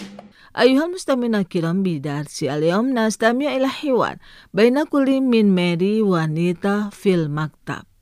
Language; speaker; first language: Arabic; non-native, fluent; Indonesian